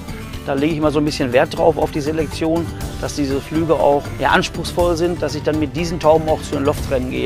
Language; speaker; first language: German; native; German